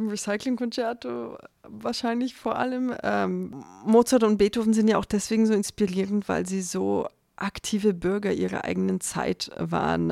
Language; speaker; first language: German; native; German